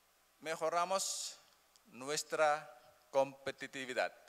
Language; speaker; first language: Spanish; non-native, learner; Indonesian